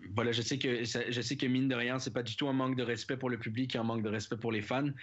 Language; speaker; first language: French; native; French